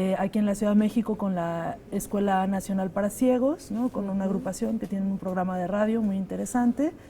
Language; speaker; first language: Spanish; native; Spanish